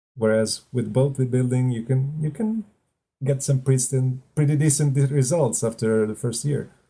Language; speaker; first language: English; non-native, fluent; Italian